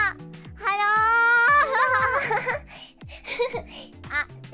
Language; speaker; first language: Japanese; non-native, learner; Indonesian